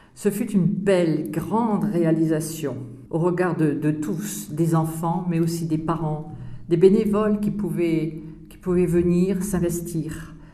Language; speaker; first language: French; native; French